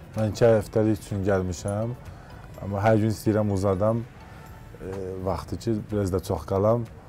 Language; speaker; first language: Azerbaijani; early bilingual, heritage; Azerbaijani